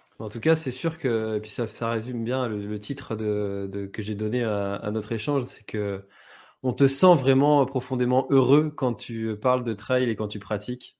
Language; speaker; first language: French; native; French